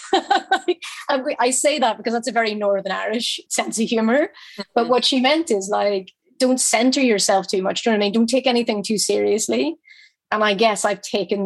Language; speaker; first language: English; native; English